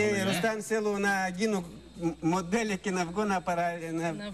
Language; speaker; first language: Greek; non-native, fluent; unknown